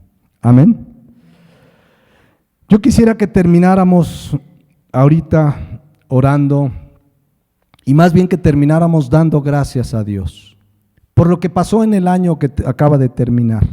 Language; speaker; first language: Spanish; native; Spanish